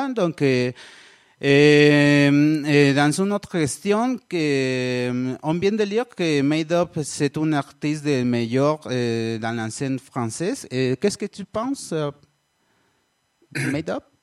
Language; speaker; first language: French; non-native, learner; Spanish